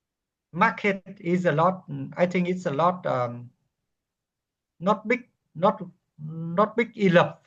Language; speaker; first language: English; non-native, learner; Vietnamese